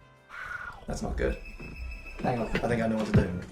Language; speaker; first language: English; native; English